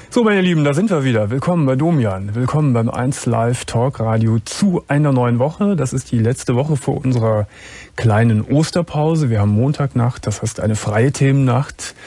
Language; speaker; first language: German; native; German